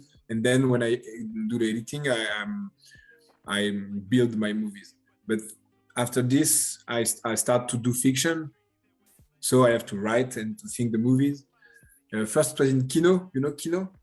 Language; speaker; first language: English; non-native, learner; French